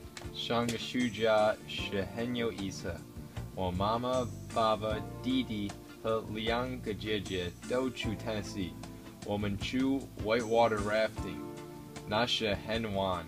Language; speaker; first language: Chinese; non-native, learner; English